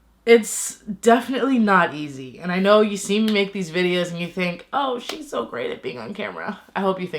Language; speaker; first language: English; native; English